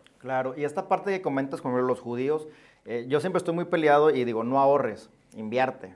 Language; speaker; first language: Spanish; native; Spanish